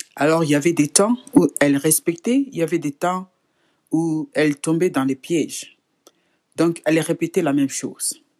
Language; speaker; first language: French; non-native, local second language; Lingala